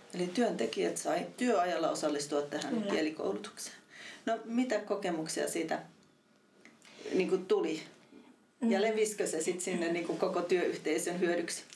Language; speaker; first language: Finnish; native; Finnish